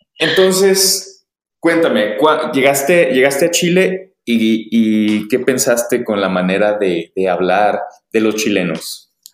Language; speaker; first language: Spanish; native; Spanish